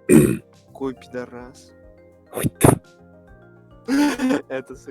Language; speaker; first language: Russian; native; Russian